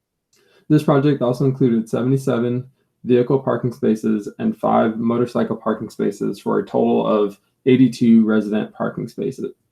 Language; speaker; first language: English; native; English